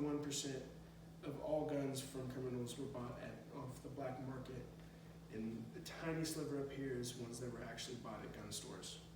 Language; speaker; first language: English; native; English